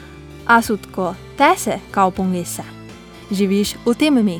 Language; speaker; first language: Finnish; non-native, learner; Slovenian